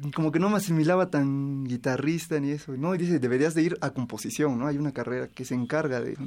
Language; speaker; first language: Spanish; native; Spanish